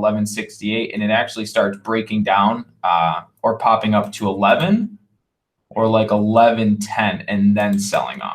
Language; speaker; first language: English; native; English